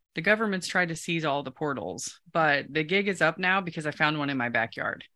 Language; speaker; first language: English; native; English